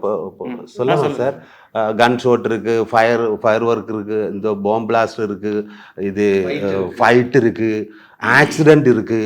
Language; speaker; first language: Tamil; non-native, learner; Malayalam